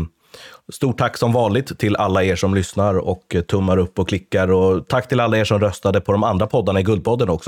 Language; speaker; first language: Swedish; native; Swedish